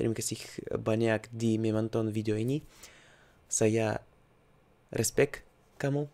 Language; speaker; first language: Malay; non-native, learner; Russian